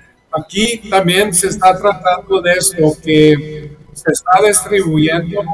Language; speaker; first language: Spanish; early bilingual, heritage; Spanish